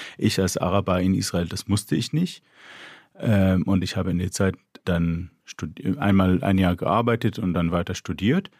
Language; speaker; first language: German; non-native, fluent; Arabic